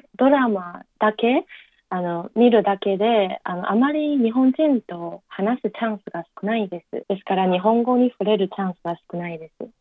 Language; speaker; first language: Japanese; non-native, learner; Chinese